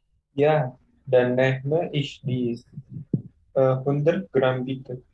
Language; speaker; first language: German; non-native, learner; Indonesian